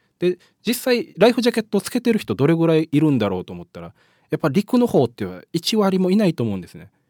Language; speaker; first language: Japanese; native; Japanese